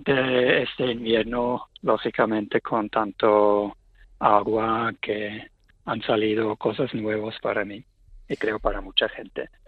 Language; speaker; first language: Spanish; non-native, fluent; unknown